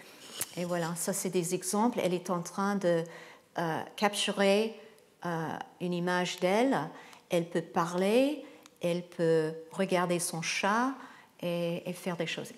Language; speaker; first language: French; non-native, fluent; English